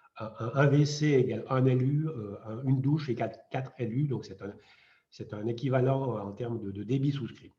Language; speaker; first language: French; native; French